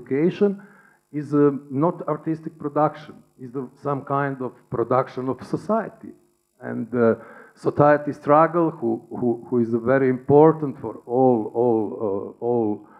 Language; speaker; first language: English; non-native, learner; Serbian